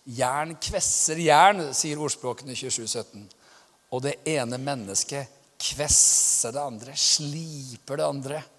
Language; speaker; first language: Norwegian; native; Norwegian